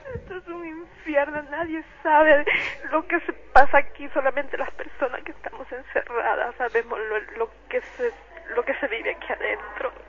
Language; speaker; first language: Spanish; native; Spanish